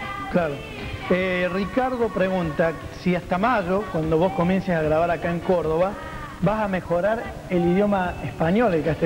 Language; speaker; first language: Spanish; native; Spanish